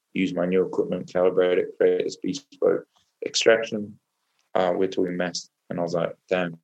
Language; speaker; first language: English; native; English